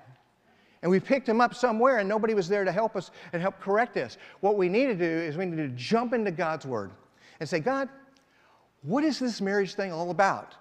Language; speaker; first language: English; native; English